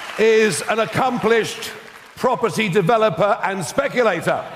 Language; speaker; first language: English; native; English